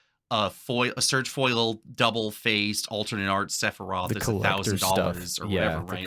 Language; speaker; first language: English; native; English